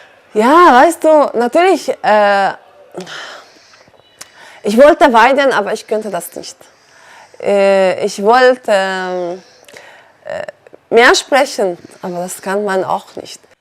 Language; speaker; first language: German; non-native, learner; Arabic